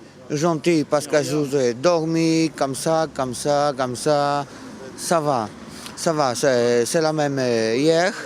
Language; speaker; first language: French; non-native, learner; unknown